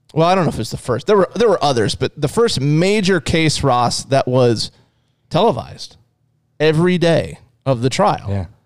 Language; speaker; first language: English; native; English